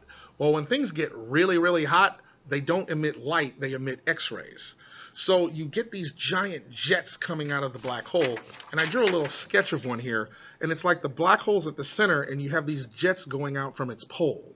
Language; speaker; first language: English; native; English